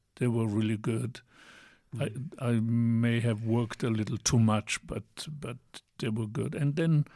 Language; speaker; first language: English; non-native, fluent; Italian